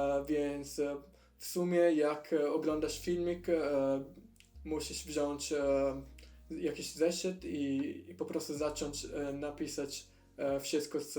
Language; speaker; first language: Polish; non-native, fluent; Italian